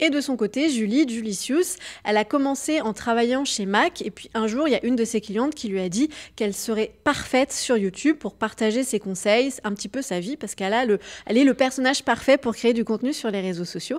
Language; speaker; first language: French; native; French